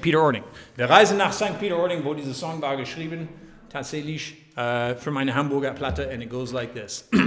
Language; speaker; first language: German; non-native, fluent; English